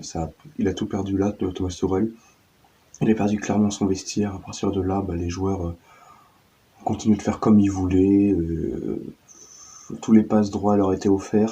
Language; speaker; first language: French; native; French